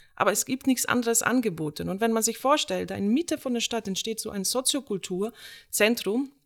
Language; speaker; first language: German; non-native, fluent; Slovenian